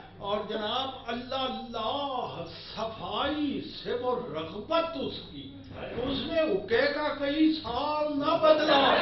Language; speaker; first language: Urdu; non-native, local second language; Punjabi